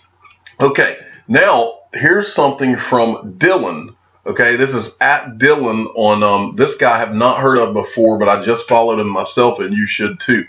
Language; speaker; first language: English; native; English